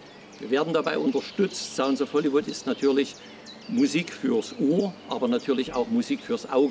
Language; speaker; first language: German; native; German